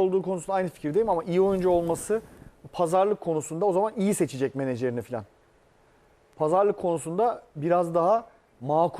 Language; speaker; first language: Turkish; native; Turkish